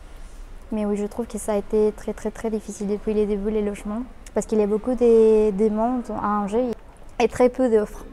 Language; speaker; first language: French; non-native, fluent; Spanish